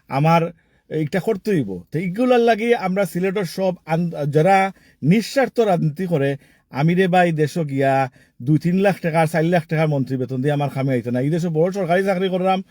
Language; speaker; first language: Bangla; early bilingual, heritage; Sylheti